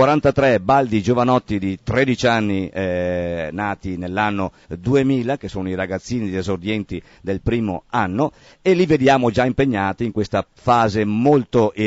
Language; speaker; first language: Italian; native; Italian